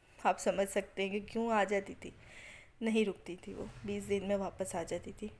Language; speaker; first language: Urdu; native; Urdu